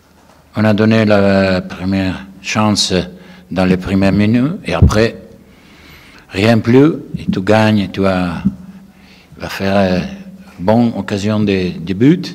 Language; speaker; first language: French; non-native, learner; Italian